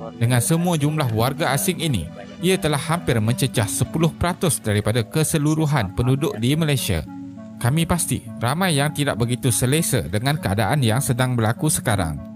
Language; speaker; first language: Malay; native; Malay